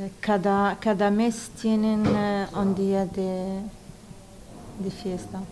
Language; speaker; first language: Spanish; non-native, learner; Arabic